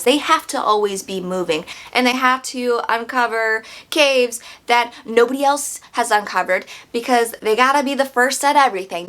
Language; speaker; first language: English; native; English